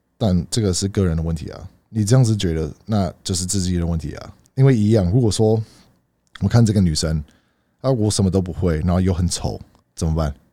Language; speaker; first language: Chinese; early bilingual, heritage; Chinese